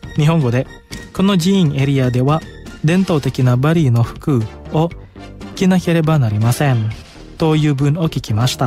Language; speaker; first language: Japanese; non-native, fluent; Indonesian